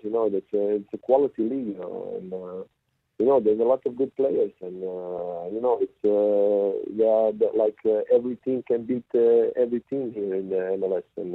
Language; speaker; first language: English; non-native, fluent; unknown